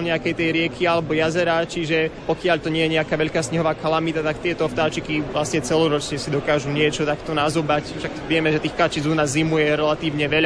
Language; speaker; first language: Slovak; native; Slovak